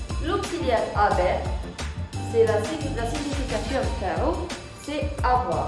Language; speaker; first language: French; non-native, local second language; Arabic